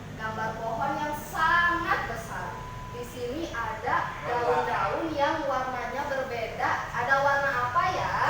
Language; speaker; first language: Indonesian; native; Indonesian